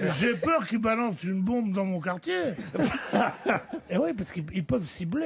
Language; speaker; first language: French; native; French